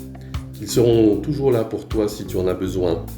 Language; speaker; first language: French; native; French